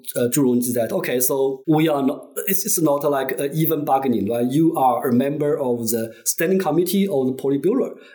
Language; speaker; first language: English; non-native, fluent; Chinese